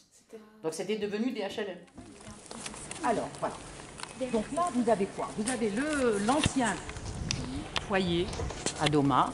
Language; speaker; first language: French; native; French